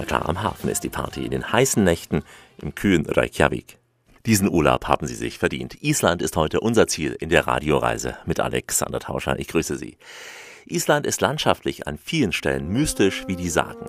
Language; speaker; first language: German; native; German